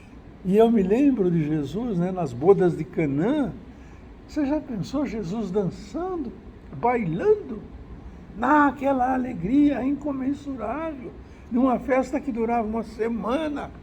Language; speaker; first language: Portuguese; native; Portuguese